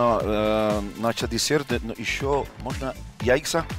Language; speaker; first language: Russian; non-native, learner; Spanish